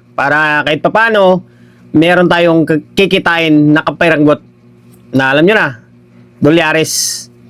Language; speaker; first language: Filipino; non-native, local second language; Hiligaynon